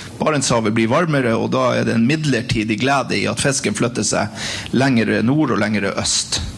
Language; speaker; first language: Norwegian; native; Norwegian